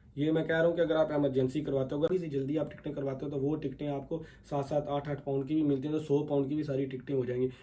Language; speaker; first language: Urdu; native; Urdu